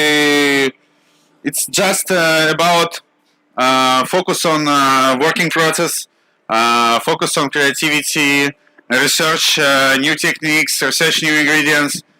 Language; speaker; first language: English; non-native, learner; Russian